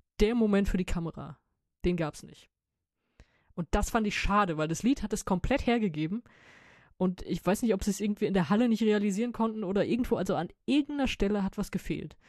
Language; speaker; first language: German; native; German